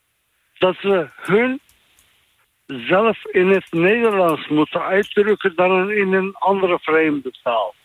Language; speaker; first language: Dutch; non-native, fluent; Turkish